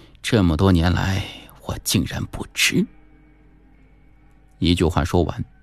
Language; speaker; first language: Chinese; native; Chinese